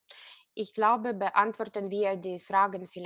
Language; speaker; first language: German; non-native, fluent; Ukrainian